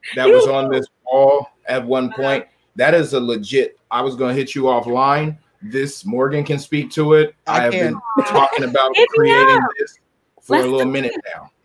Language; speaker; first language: English; native; English